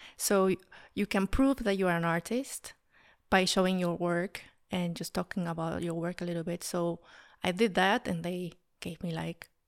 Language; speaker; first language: English; non-native, fluent; Spanish